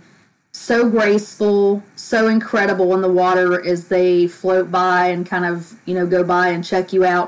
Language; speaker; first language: English; native; English